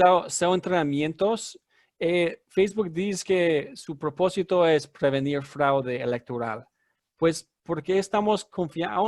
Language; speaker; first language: Spanish; non-native, fluent; English